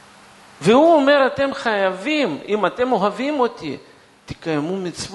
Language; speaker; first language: Hebrew; non-native, fluent; Russian